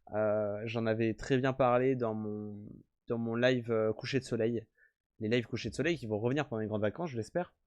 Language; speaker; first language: French; native; French